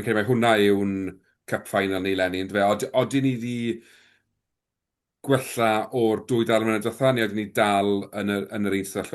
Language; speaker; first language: Welsh; native; Welsh